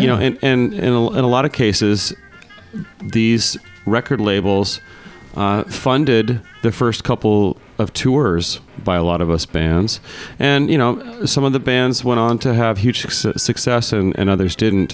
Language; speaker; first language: English; native; English